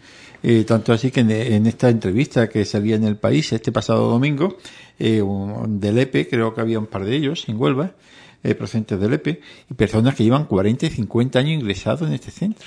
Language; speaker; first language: Spanish; native; Spanish